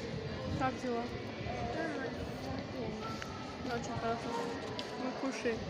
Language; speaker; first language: Russian; non-native, local second language; Azerbaijani